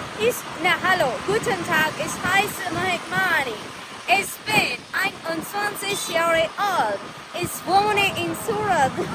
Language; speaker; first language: German; non-native, learner; Gujarati